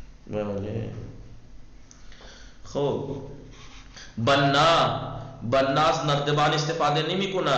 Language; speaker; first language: Persian; non-native, fluent; Urdu